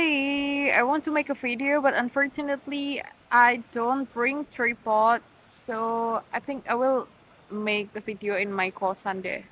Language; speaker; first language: English; non-native, learner; Indonesian